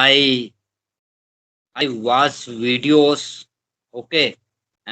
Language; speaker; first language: English; non-native, learner; Hindi